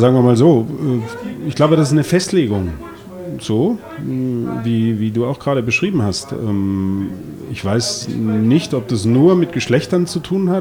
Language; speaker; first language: German; native; German